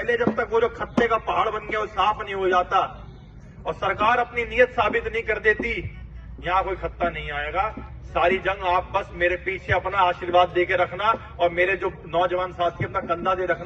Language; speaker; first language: Hindi; native; Hindi